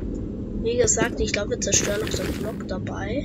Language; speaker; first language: German; native; German